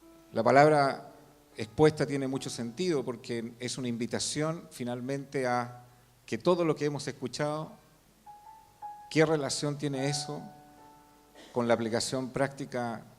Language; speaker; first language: Spanish; native; Spanish